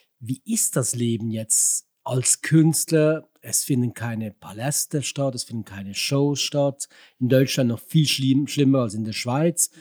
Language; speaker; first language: German; native; German